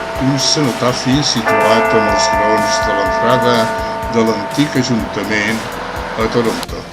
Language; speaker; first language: Catalan; native; Catalan